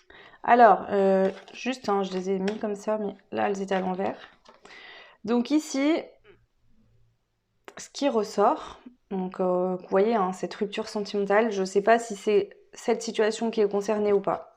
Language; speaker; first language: French; native; French